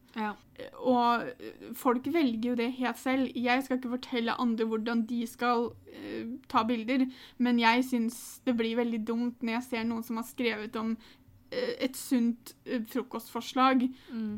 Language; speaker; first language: Norwegian; native; Norwegian